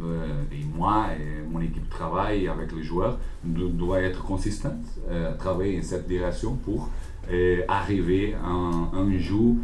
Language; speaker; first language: French; non-native, learner; Portuguese